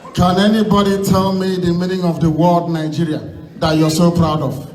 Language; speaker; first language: English; non-native, local second language; Igbo